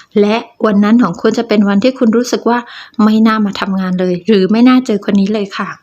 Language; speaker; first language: Thai; native; Thai